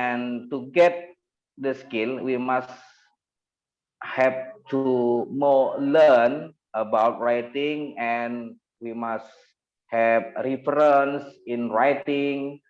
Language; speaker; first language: English; non-native, learner; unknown